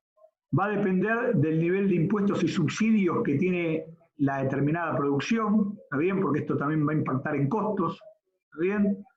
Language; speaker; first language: Spanish; native; Spanish